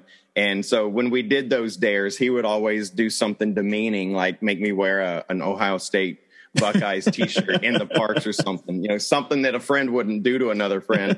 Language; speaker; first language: English; native; English